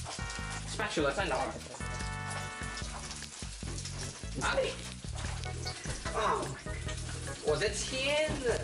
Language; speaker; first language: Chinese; non-native, learner; English